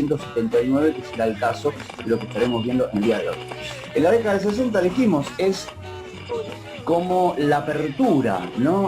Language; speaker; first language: Spanish; native; Spanish